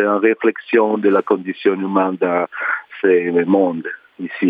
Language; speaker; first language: French; non-native, learner; Italian